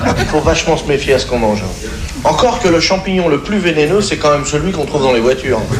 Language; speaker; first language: French; native; French